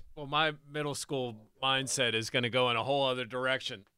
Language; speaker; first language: English; native; English